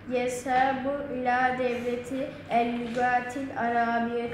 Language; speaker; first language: Arabic; non-native, learner; Turkish